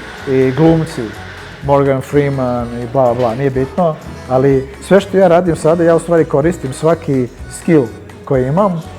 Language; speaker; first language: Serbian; early bilingual, heritage; Serbian